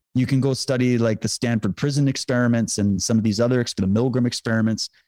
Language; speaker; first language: English; native; English